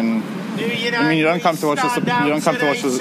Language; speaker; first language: English; native; English